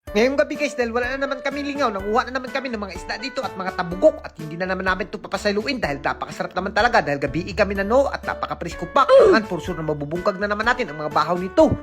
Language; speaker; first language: Filipino; non-native, local second language; Cebuano